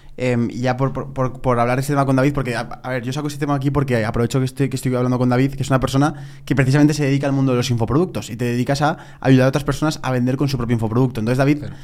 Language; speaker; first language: Spanish; native; Spanish